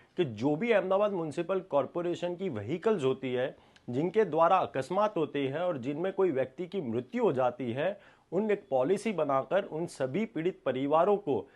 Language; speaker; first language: Hindi; non-native, local second language; Gujarati